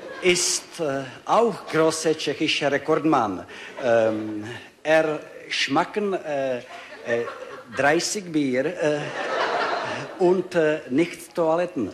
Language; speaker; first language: German; non-native, learner; Czech